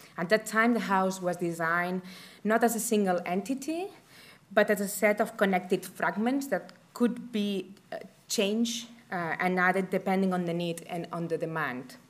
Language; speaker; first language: English; non-native, fluent; Catalan